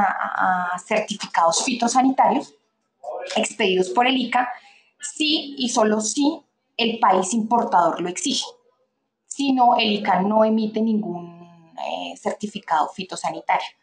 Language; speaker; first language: Spanish; native; Spanish